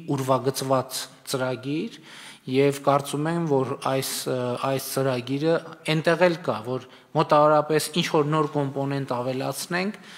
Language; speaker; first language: Armenian; native; Armenian